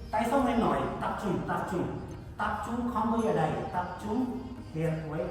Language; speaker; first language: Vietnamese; non-native, learner; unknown